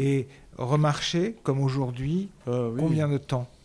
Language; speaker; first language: French; native; French